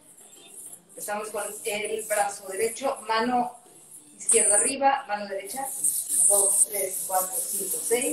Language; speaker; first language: Spanish; native; Spanish